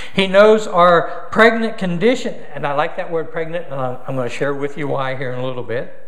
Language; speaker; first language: English; native; English